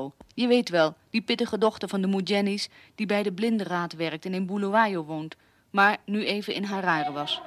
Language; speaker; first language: Dutch; native; Dutch